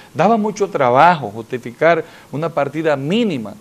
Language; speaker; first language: Spanish; native; Spanish